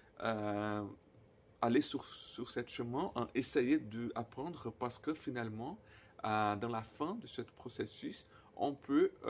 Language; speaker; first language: French; non-native, fluent; Portuguese